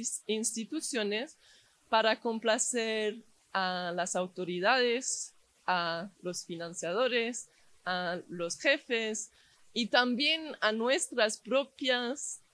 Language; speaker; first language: Spanish; non-native, fluent; English